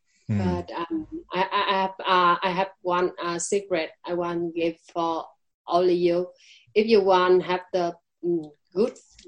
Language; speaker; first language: English; non-native, learner; Vietnamese